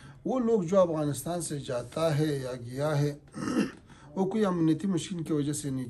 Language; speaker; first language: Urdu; non-native, learner; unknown